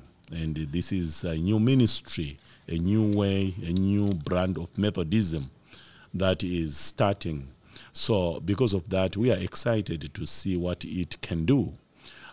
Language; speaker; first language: English; non-native, local second language; Shona